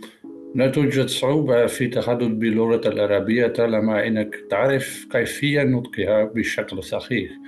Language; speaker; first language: Arabic; non-native, learner; Dutch